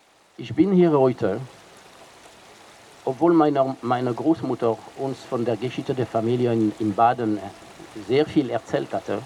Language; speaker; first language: German; non-native, fluent; French